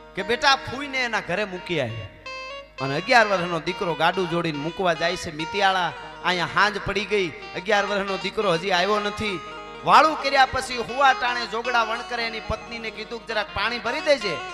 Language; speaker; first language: Gujarati; native; Gujarati